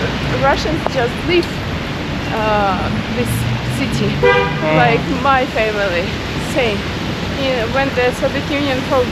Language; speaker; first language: English; non-native, learner; Russian